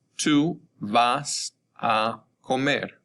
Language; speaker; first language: Spanish; non-native, fluent; English